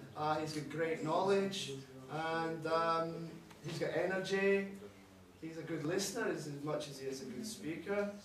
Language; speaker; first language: English; native; English